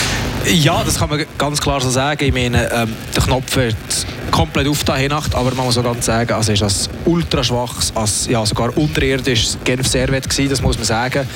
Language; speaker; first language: German; native; German